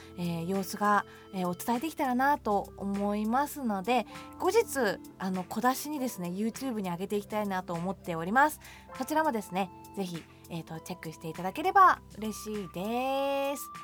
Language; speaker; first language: Japanese; native; Japanese